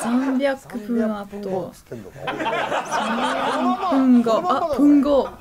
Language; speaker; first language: Japanese; non-native, learner; English